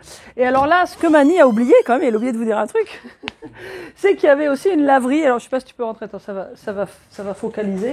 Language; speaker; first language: French; native; French